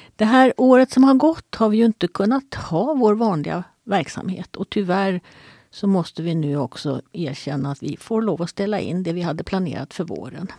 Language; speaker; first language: Swedish; native; Swedish